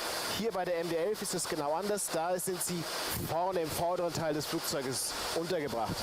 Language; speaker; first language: German; native; German